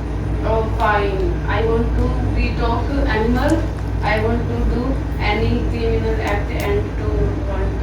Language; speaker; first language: English; non-native, learner; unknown